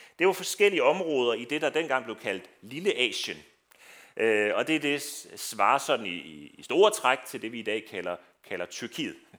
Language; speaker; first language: Danish; native; Danish